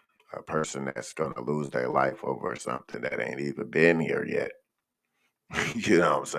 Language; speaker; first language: English; native; English